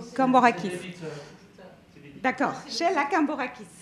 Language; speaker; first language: French; non-native, fluent; Spanish